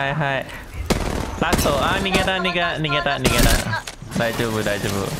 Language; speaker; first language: Japanese; non-native, learner; Thai